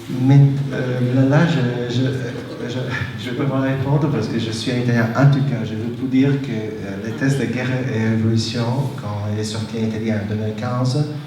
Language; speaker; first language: French; non-native, fluent; Italian